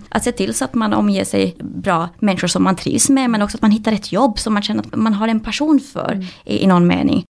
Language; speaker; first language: Swedish; native; Swedish